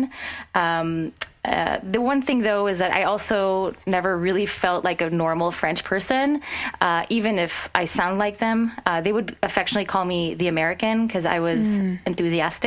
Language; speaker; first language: English; non-native, local second language; French